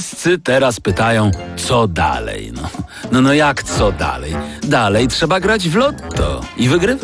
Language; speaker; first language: Polish; native; Polish